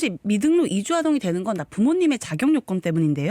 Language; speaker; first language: Korean; native; Korean